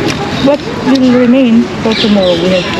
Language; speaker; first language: English; non-native, learner; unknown